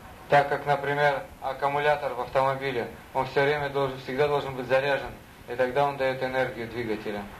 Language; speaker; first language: Russian; native; Russian